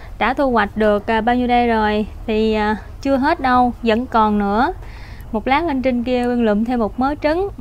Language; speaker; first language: Vietnamese; native; Vietnamese